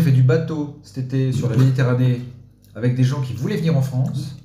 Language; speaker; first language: French; native; French